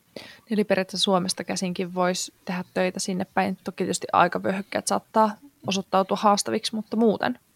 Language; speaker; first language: Finnish; native; Finnish